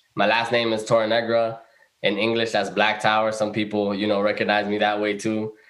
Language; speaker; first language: English; early bilingual, other home language; Spanish